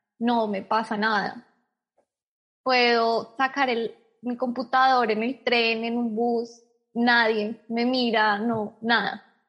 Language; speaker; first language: Spanish; native; Spanish